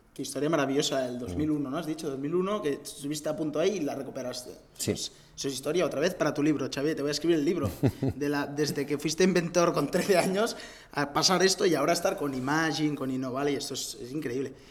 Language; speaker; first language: Spanish; native; Spanish